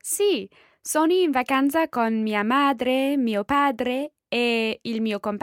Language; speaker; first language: Italian; non-native, learner; English